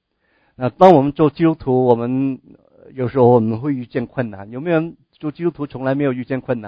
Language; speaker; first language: Chinese; native; Chinese